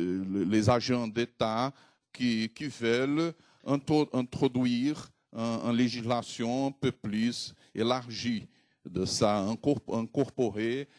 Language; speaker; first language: French; non-native, fluent; Portuguese